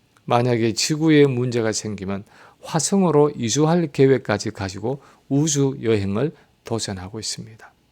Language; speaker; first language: Korean; native; Korean